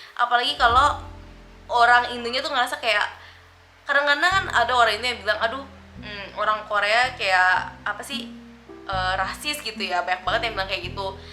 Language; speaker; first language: Indonesian; native; Indonesian